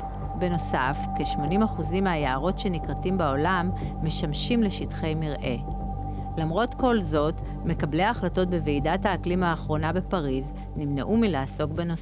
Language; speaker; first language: Hebrew; native; Hebrew